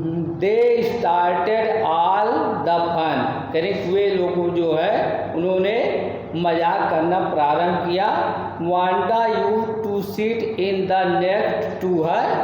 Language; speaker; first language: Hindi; native; Hindi